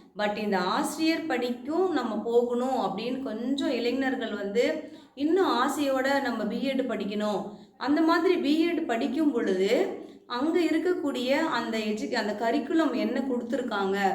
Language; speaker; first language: Tamil; native; Tamil